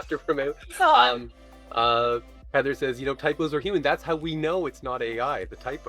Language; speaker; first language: English; native; English